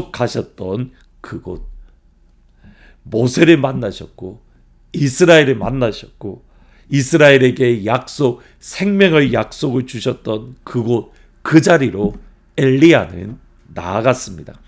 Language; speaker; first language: Korean; native; Korean